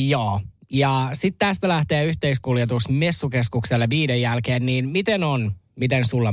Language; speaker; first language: Finnish; native; Finnish